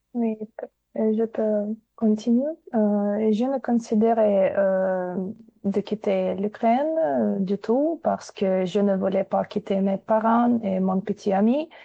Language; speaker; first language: French; non-native, learner; Ukrainian